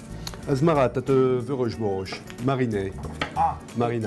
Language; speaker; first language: Hungarian; non-native, learner; French